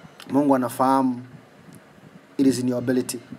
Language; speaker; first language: English; non-native, local second language; Swahili